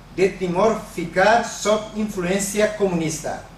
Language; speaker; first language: Portuguese; non-native, fluent; Tetum